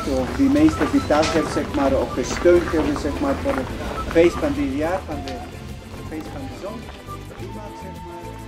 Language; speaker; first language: Dutch; non-native, fluent; Spanish